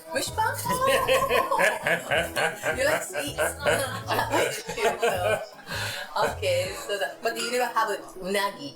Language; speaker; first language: English; non-native, learner; Japanese